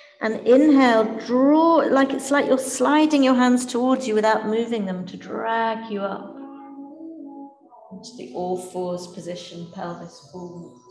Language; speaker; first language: English; native; English